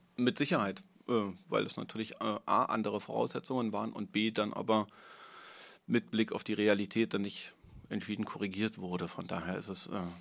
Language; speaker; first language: German; native; German